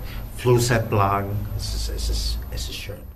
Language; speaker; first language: German; non-native, fluent; English